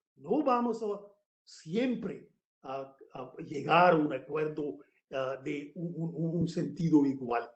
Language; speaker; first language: Spanish; non-native, fluent; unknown